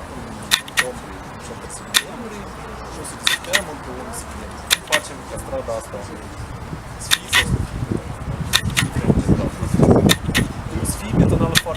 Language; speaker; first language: Romanian; native; Romanian